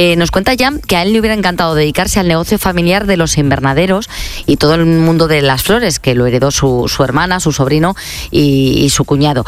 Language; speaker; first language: Spanish; native; Spanish